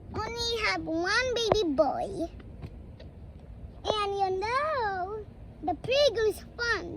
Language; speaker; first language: English; early bilingual, other home language; Bangla